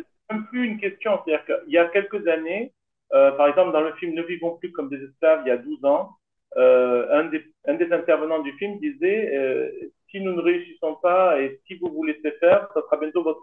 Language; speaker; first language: French; native; French